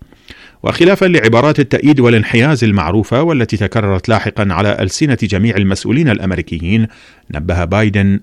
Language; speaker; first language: Arabic; native; Arabic